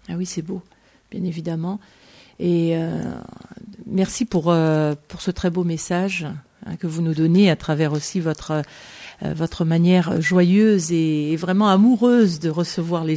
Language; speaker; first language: French; native; French